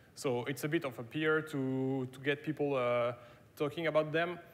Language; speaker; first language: English; non-native, fluent; German